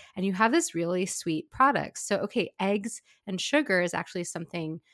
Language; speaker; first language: English; early bilingual, other home language; Ukrainian